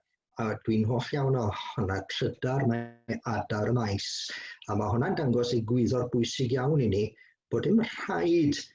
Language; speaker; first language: Welsh; native; Welsh